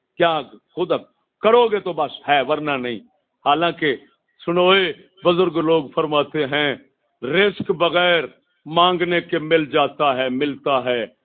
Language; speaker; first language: Urdu; non-native, local second language; Punjabi